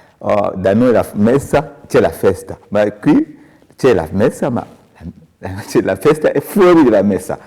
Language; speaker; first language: Italian; non-native, learner; French